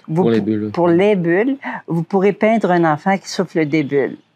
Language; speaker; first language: French; native; French